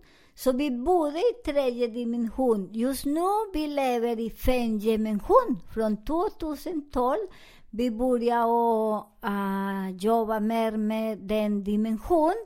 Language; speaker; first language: Swedish; non-native, learner; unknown